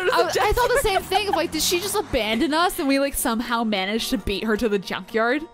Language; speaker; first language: English; native; English